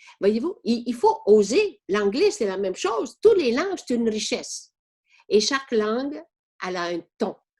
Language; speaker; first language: French; non-native, fluent; Italian